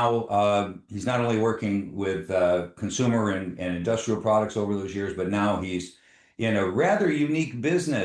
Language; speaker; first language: English; native; English